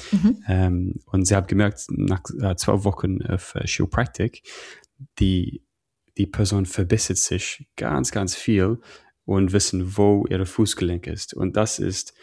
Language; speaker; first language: German; non-native, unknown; English